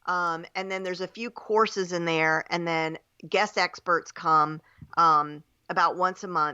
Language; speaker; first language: English; native; English